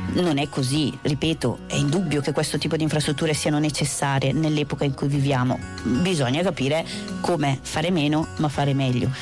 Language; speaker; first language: Italian; native; Italian